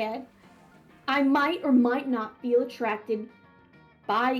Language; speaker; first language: English; native; English